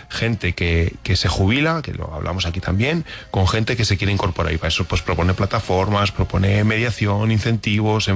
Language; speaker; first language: Spanish; native; Spanish